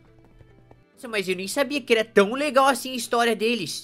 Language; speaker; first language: Portuguese; native; Portuguese